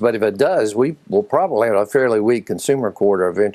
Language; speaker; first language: English; native; English